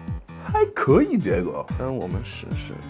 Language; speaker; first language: Chinese; non-native, fluent; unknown